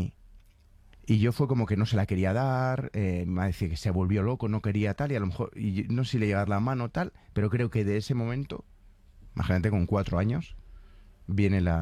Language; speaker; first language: Spanish; native; Spanish